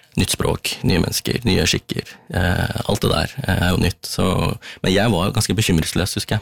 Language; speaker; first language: Norwegian; early bilingual, other home language; Tamil